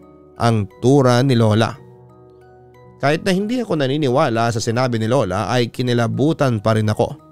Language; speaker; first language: Filipino; native; Filipino